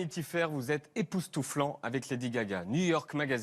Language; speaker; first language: French; native; French